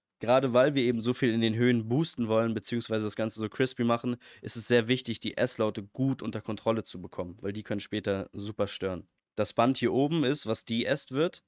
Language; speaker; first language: German; native; German